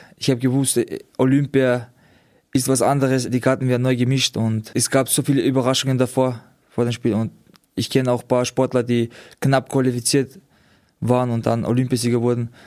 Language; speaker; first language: German; early bilingual, other home language; Georgian